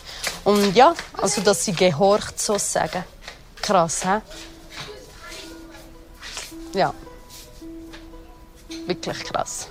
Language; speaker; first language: German; non-native, fluent; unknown